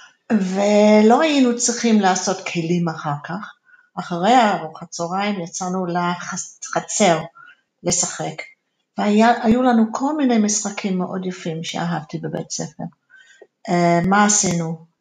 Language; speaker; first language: Hebrew; non-native, fluent; English